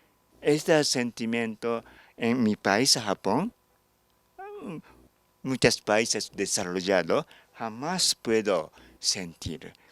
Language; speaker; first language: Spanish; non-native, learner; Japanese